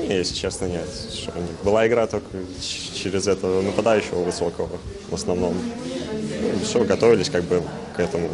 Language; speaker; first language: Russian; native; Russian